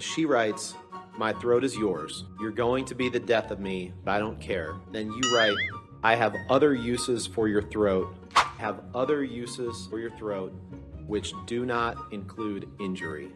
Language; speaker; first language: English; native; English